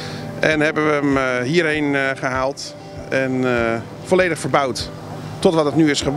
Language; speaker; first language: Dutch; native; Dutch